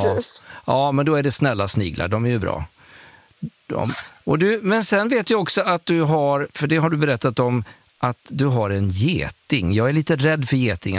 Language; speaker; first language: Swedish; native; Swedish